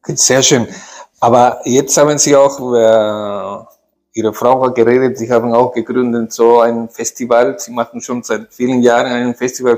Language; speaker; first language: German; non-native, fluent; Spanish